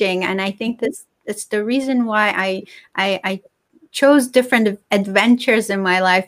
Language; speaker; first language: English; non-native, fluent; Persian